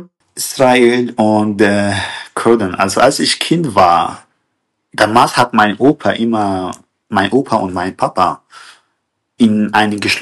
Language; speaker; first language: German; non-native, fluent; Kurdish